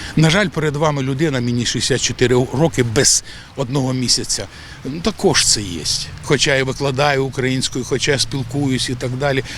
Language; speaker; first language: Ukrainian; non-native, local second language; Russian